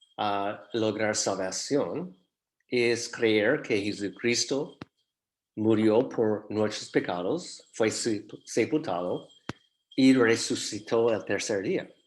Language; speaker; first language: Spanish; non-native, fluent; English